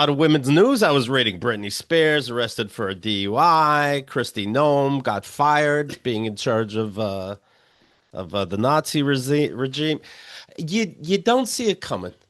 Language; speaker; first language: English; native; English